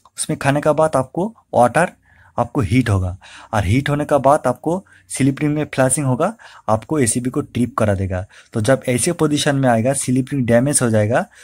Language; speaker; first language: Hindi; non-native, local second language; Bangla